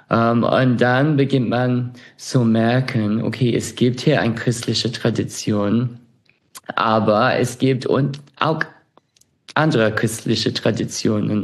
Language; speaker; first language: German; non-native, fluent; English